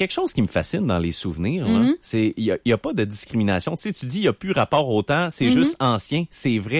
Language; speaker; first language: French; native; French